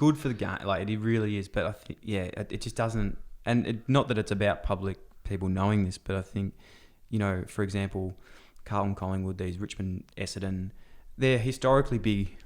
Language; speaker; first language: English; native; English